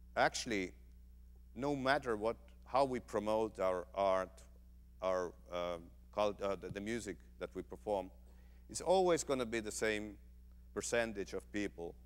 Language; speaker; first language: English; non-native, fluent; Finnish